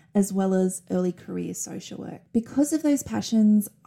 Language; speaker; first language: English; native; English